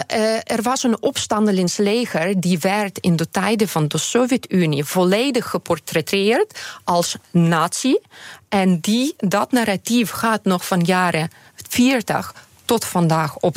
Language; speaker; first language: Dutch; non-native, fluent; Ukrainian